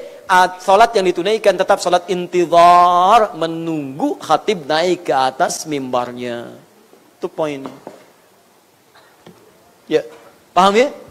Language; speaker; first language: Indonesian; native; Indonesian